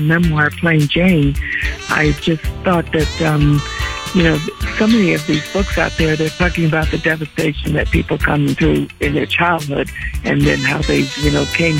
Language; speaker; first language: English; native; English